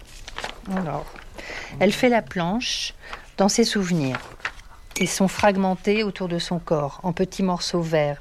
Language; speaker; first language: French; native; French